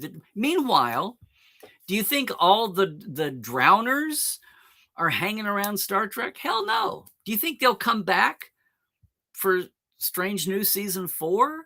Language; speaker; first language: English; native; English